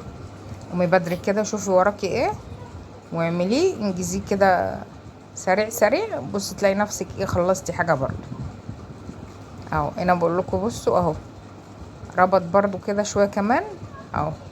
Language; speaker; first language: Arabic; native; Arabic